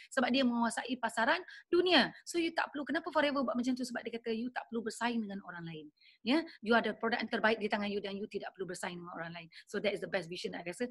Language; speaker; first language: Malay; native; Malay